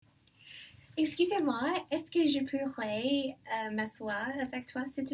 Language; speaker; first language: French; non-native, learner; English